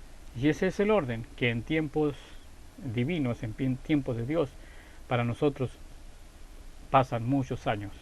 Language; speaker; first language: Spanish; native; Spanish